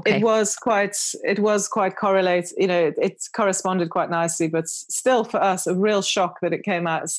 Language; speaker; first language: English; native; English